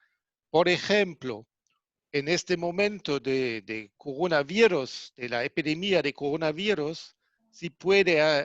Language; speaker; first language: Spanish; non-native, fluent; German